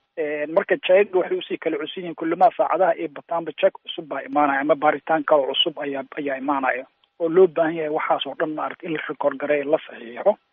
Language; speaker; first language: Somali; native; Somali